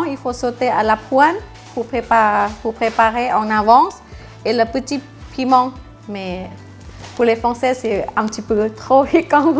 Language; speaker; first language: French; non-native, learner; Thai